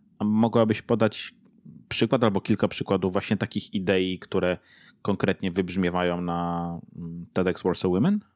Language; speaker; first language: Polish; native; Polish